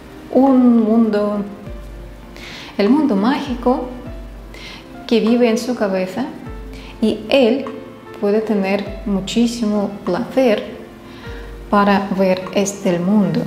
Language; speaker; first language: Spanish; non-native, fluent; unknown